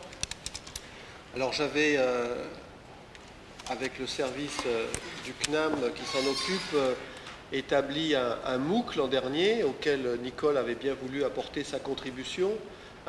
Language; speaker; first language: French; native; French